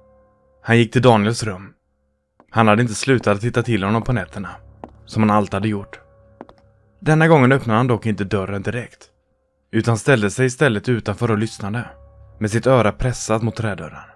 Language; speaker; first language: Swedish; native; Swedish